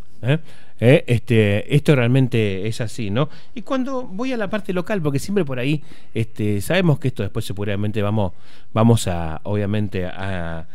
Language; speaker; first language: Spanish; native; Spanish